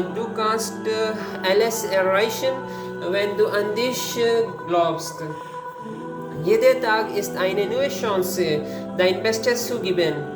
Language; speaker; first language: German; non-native, learner; Urdu